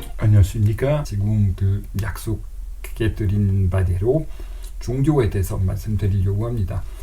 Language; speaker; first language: Korean; non-native, fluent; French